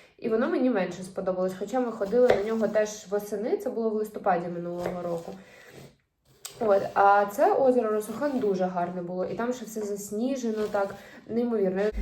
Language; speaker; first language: Ukrainian; native; Ukrainian